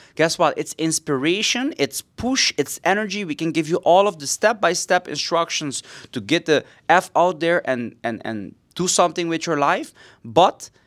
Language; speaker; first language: English; non-native, fluent; Papiamento